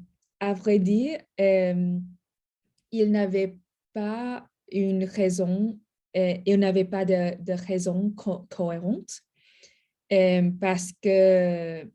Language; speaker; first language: French; non-native, learner; English